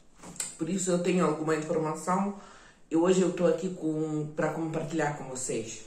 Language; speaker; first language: Portuguese; non-native, fluent; Ukrainian